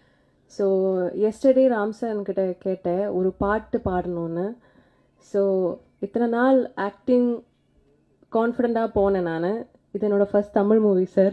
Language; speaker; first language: Tamil; non-native, learner; Malayalam